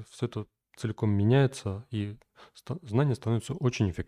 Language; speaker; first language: Russian; native; Russian